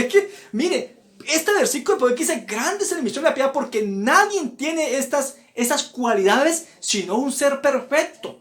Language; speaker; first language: Spanish; native; Spanish